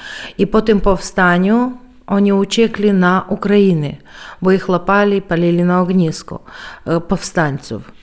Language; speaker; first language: Polish; early bilingual, heritage; Polish